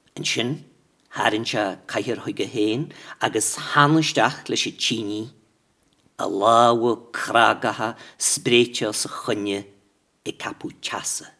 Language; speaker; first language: Irish; native; Irish